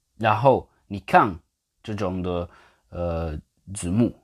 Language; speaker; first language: Chinese; non-native, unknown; French